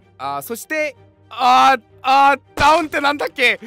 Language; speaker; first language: Japanese; non-native, fluent; Korean